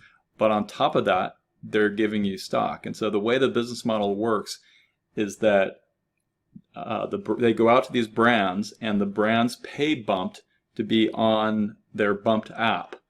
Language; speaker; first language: English; native; English